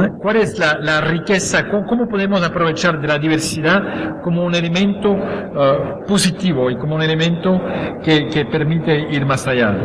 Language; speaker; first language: Spanish; non-native, fluent; French